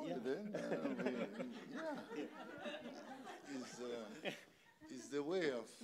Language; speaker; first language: English; non-native, learner; French